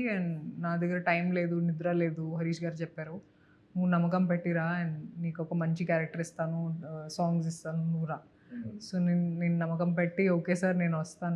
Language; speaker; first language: Telugu; non-native, local second language; Hindi